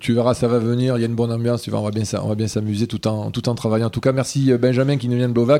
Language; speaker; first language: French; native; French